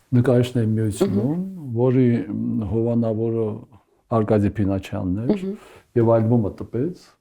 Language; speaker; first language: Armenian; early bilingual, heritage; Armenian